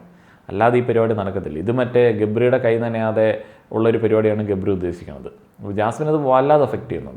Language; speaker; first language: Malayalam; native; Malayalam